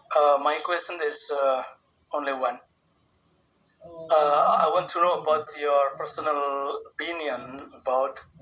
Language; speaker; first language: English; non-native, learner; Indonesian